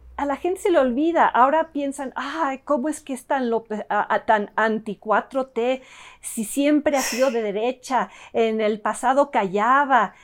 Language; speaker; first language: Spanish; early bilingual, other home language; English